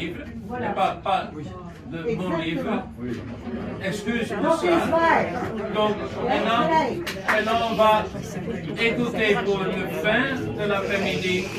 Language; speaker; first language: French; non-native, learner; Dutch